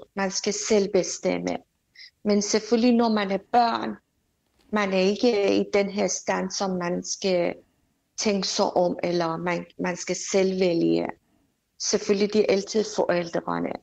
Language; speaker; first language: Danish; non-native, fluent; Persian